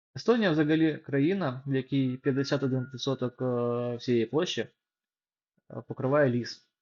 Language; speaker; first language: Ukrainian; non-native, local second language; Russian